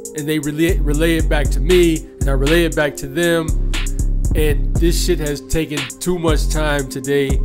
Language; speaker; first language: English; native; English